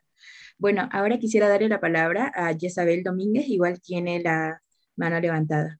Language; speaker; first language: Spanish; native; Spanish